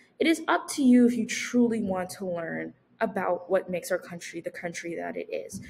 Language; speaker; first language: English; native; English